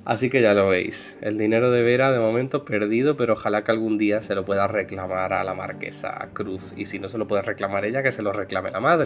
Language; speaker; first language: Spanish; native; Spanish